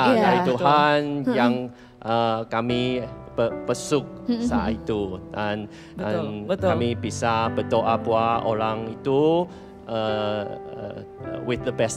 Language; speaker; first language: Indonesian; non-native, fluent; Chinese